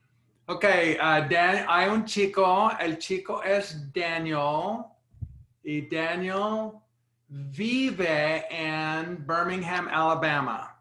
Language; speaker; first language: Spanish; non-native, fluent; English